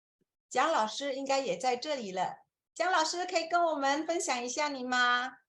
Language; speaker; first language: Chinese; non-native, fluent; Indonesian